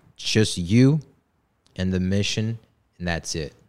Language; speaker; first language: English; early bilingual, other home language; Polish